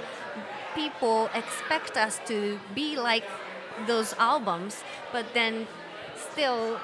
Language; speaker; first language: English; non-native, fluent; Japanese